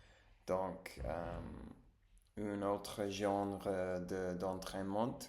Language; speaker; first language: French; non-native, learner; English